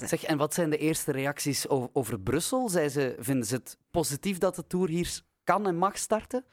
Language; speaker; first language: Dutch; native; Dutch